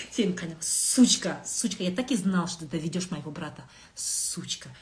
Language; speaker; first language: Russian; non-native, local second language; Kazakh